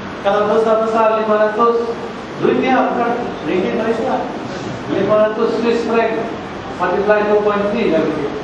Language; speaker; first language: Malay; non-native, local second language; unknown